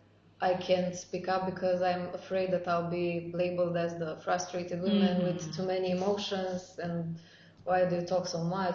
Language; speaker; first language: English; non-native, fluent; Romanian